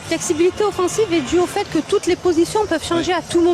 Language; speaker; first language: French; native; French